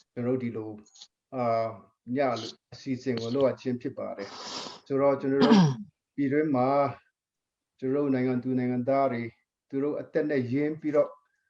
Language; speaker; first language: Burmese; non-native, local second language; Hakha Chin